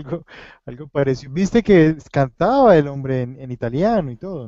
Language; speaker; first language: Spanish; native; Spanish